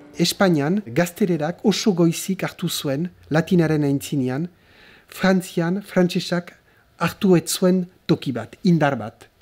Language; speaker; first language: Basque; native; Basque